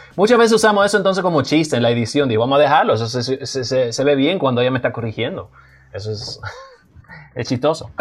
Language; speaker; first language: Spanish; non-native, fluent; German